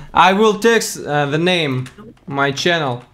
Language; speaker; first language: English; non-native, learner; Russian